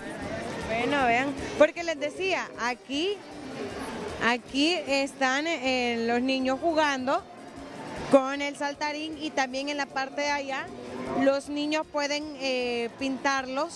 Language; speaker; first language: Spanish; native; Spanish